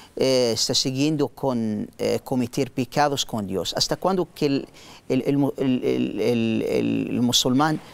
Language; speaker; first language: Spanish; non-native, learner; Arabic